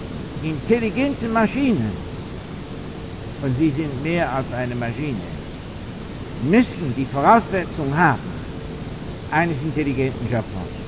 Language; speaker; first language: German; non-native, fluent; English